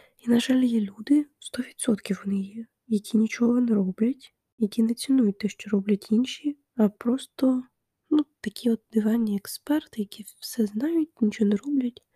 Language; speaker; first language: Ukrainian; non-native, local second language; Russian